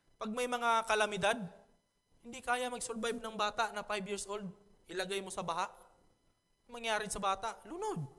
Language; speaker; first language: Filipino; non-native, local second language; Cebuano